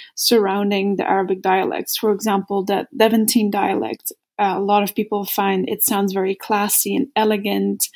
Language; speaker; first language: English; non-native, fluent; Dutch